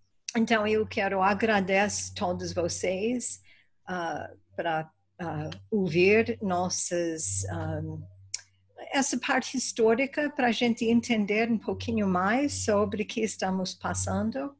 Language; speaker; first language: Portuguese; non-native, fluent; Spanish